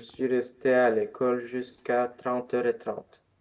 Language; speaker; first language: French; non-native, learner; Romanian